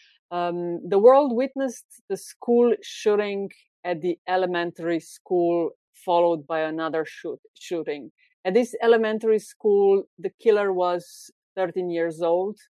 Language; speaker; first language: English; non-native, fluent; Slovenian